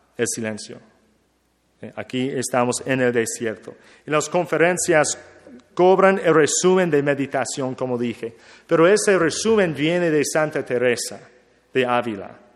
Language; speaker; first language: Spanish; non-native, learner; English